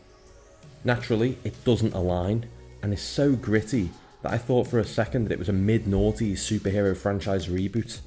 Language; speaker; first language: English; native; English